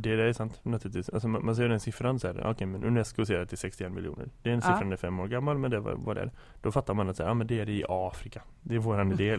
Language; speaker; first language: Swedish; native; Swedish